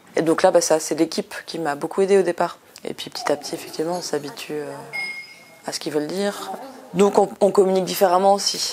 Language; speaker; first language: French; native; French